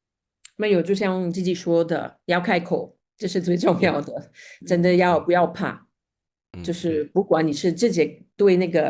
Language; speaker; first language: Chinese; non-native, fluent; Spanish